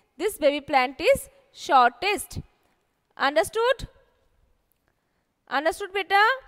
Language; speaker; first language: English; non-native, local second language; Bangla